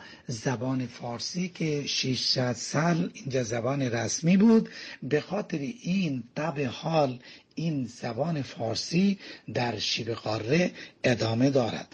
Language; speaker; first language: Persian; non-native, fluent; Bangla